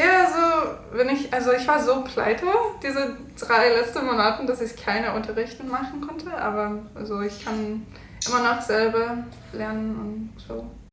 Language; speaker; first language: German; non-native, learner; English